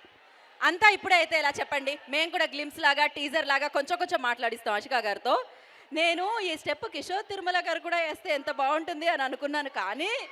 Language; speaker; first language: Telugu; native; Telugu